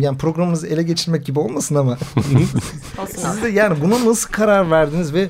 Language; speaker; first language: Turkish; native; Turkish